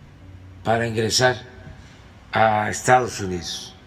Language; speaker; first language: Spanish; native; Spanish